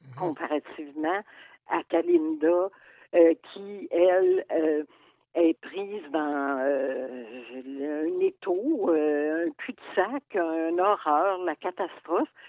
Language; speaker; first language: French; native; French